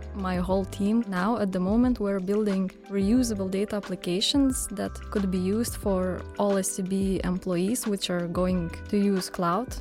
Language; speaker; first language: English; non-native, fluent; Lithuanian